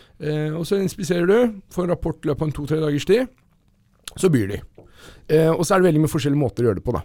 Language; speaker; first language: Norwegian; early bilingual, other home language; Persian